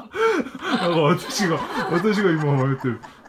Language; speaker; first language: Japanese; non-native, learner; Korean